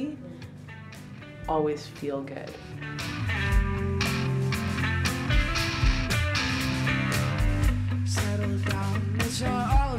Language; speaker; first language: English; native; English